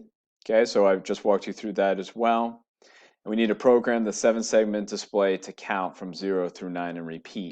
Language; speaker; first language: English; native; English